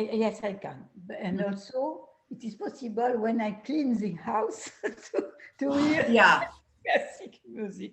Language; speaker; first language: English; non-native, learner; French